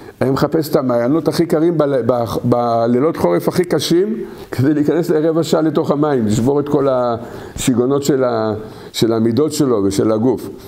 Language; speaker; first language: Hebrew; native; Hebrew